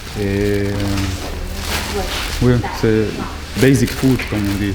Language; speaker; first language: French; non-native, local second language; Arabic